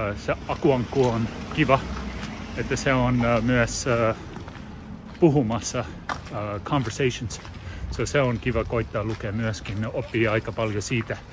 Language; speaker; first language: Finnish; non-native, learner; English